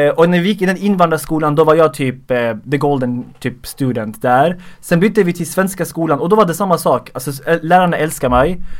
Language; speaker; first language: Swedish; early bilingual, other home language; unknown